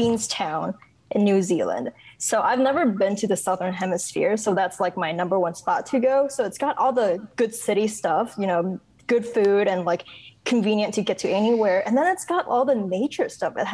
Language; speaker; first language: English; non-native, local second language; Cantonese